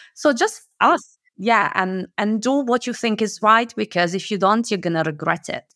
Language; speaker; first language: English; non-native, fluent; Italian